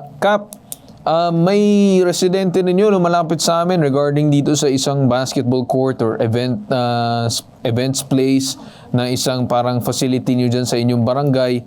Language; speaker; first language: Filipino; native; Filipino